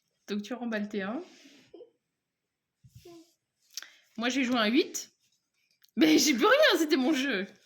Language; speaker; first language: French; native; French